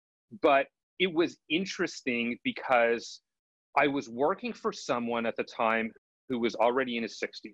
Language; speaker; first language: English; native; English